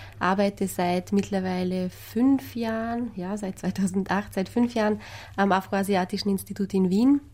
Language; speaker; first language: German; non-native, fluent; Armenian